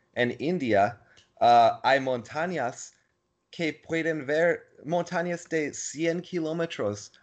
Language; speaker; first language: Spanish; non-native, learner; English